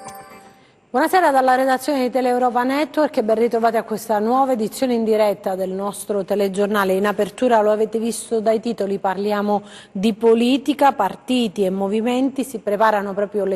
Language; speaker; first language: Italian; native; Italian